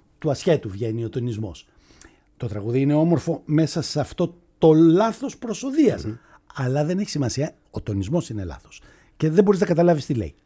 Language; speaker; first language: Greek; native; Greek